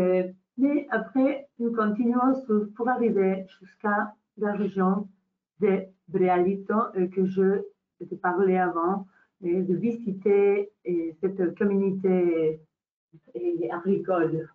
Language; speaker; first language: French; non-native, learner; Spanish